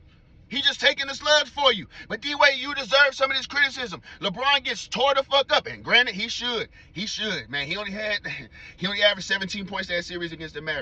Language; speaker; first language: English; native; English